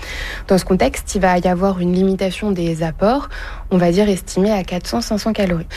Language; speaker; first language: French; native; French